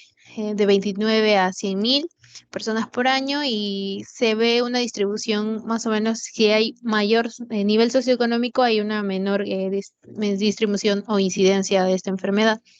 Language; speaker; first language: Spanish; native; Spanish